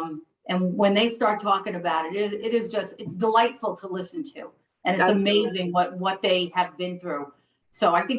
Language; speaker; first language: English; native; English